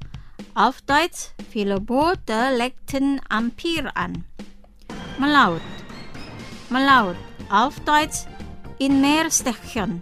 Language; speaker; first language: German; non-native, fluent; Indonesian